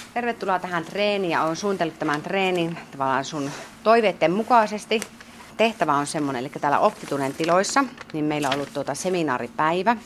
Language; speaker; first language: Finnish; native; Finnish